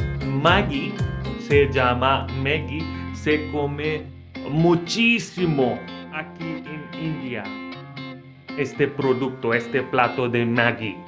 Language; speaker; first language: Spanish; non-native, fluent; Hindi